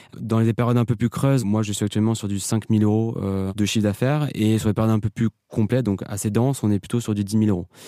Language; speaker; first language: French; native; French